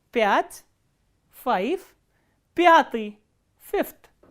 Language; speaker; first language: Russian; non-native, fluent; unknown